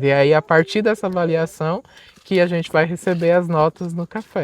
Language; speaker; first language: Portuguese; native; Portuguese